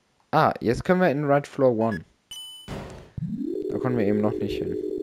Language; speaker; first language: German; native; German